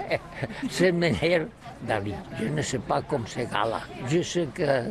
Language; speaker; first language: French; non-native, learner; Catalan